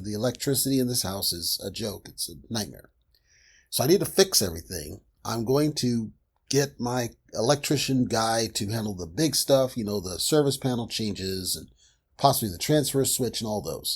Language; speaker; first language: English; native; English